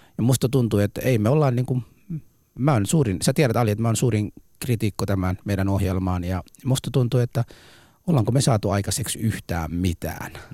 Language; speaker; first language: Finnish; early bilingual, other home language; Somali